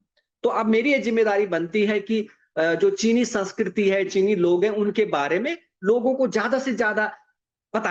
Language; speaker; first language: Hindi; native; Hindi